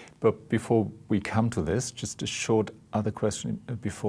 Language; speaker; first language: English; non-native, fluent; German